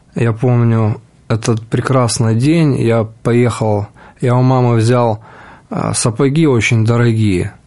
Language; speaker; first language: Russian; native; Russian